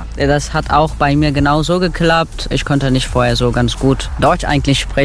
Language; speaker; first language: German; non-native, fluent; Turkish